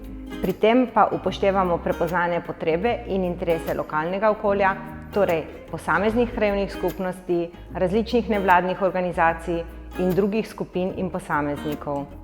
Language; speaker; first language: Slovenian; native; Slovenian